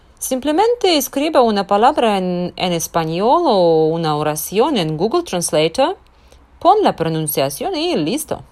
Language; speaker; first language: Spanish; non-native, fluent; Russian